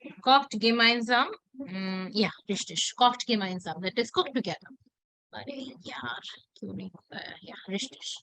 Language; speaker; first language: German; non-native, fluent; Hindi